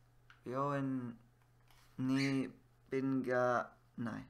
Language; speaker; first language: Japanese; non-native, learner; English